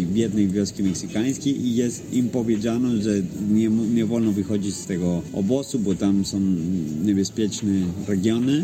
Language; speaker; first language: Polish; non-native, fluent; Spanish